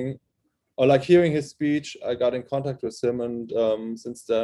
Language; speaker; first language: English; non-native, fluent; German